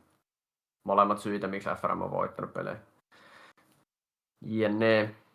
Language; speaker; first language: Finnish; native; Finnish